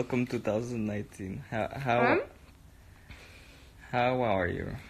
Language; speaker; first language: English; non-native, learner; Russian